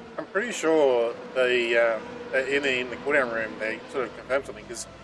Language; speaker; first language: English; native; English